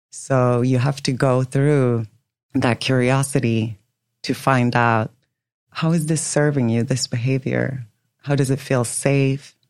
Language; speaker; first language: English; non-native, fluent; Swedish